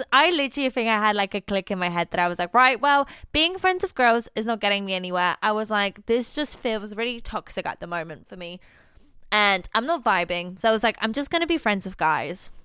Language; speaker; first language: English; non-native, fluent; Polish